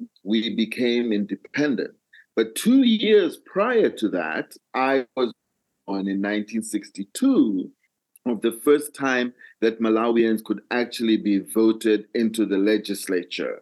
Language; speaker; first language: English; non-native, local second language; Nyanja